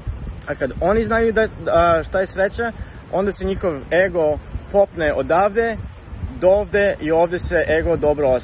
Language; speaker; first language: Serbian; early bilingual, heritage; Serbian